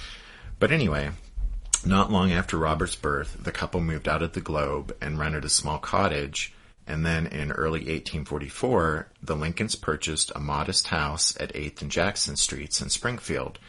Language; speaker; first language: English; native; English